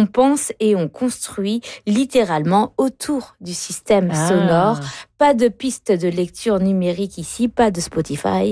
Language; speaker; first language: French; native; French